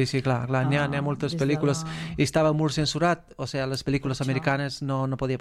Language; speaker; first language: Catalan; non-native, fluent; Romanian